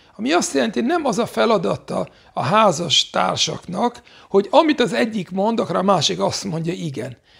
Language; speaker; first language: Hungarian; non-native, fluent; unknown